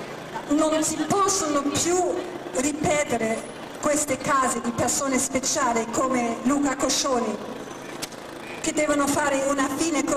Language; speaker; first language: Italian; non-native, fluent; German